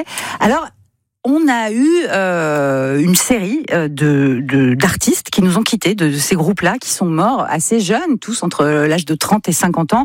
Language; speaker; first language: French; native; French